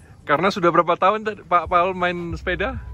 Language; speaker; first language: Indonesian; non-native, local second language; Javanese